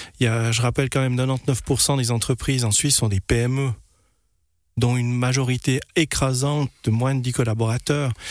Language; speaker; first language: French; native; French